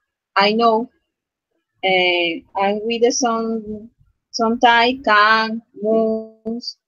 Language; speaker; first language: English; non-native, learner; Spanish